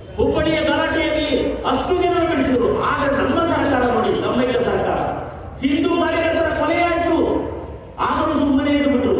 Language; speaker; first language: Kannada; non-native, local second language; Kodava